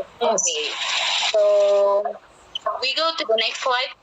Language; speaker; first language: English; non-native, learner; Indonesian